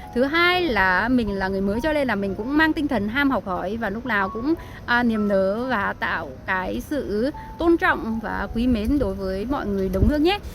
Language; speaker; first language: Vietnamese; native; Vietnamese